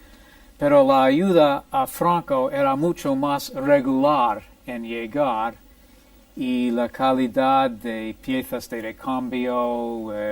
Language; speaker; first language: Spanish; non-native, fluent; English